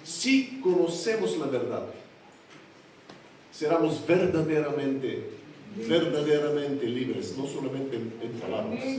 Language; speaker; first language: Spanish; non-native, fluent; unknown